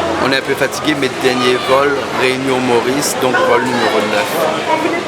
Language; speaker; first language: French; native; French